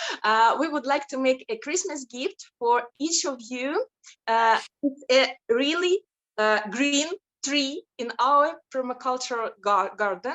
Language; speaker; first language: English; non-native, fluent; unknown